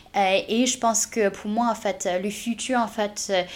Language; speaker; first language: French; non-native, fluent; English